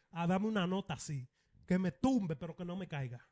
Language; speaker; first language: Spanish; early bilingual, other home language; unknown